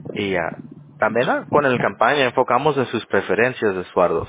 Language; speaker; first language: Spanish; early bilingual, other home language; English